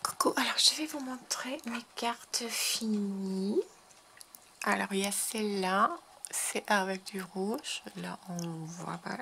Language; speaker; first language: French; non-native, fluent; Spanish